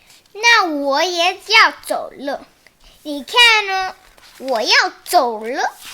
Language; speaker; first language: Chinese; early bilingual, heritage; Chinese